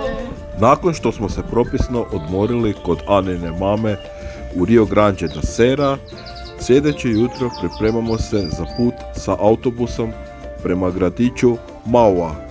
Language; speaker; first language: Croatian; native; Croatian